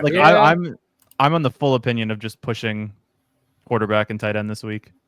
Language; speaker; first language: English; native; English